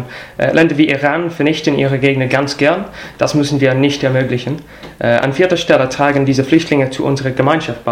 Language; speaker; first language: German; non-native, fluent; English